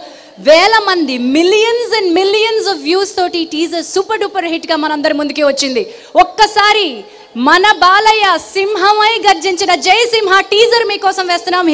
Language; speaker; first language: Telugu; native; Telugu